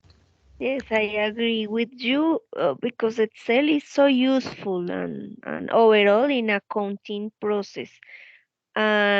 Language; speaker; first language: English; non-native, learner; Spanish